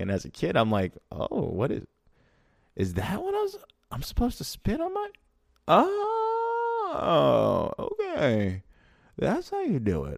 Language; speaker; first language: English; early bilingual, other home language; Spanish